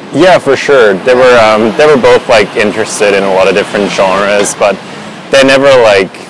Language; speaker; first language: English; non-native, fluent; Swiss German